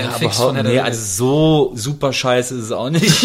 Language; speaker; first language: German; native; German